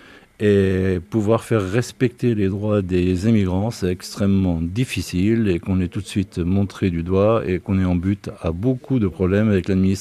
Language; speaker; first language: French; native; French